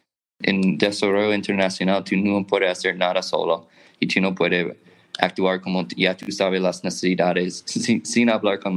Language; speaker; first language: Spanish; non-native, fluent; English